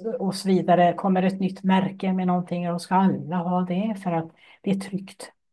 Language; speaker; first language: Swedish; native; Swedish